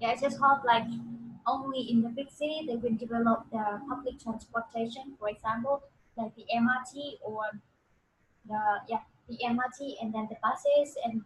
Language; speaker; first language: English; non-native, fluent; Vietnamese